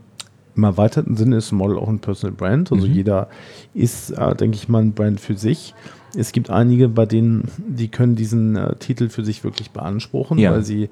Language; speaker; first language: German; native; German